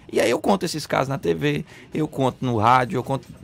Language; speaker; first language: Portuguese; native; Portuguese